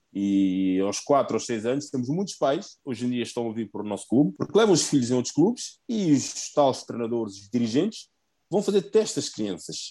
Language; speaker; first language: Portuguese; early bilingual, other home language; Upper Guinea Crioulo